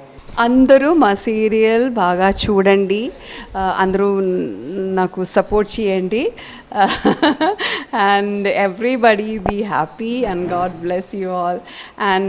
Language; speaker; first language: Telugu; non-native, learner; Malayalam